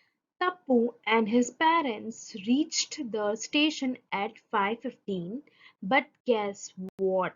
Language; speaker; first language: English; non-native, local second language; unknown